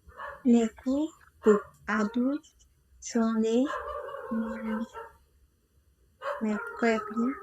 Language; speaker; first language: French; non-native, learner; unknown